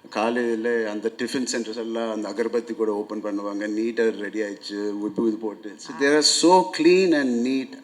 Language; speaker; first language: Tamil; non-native, local second language; Telugu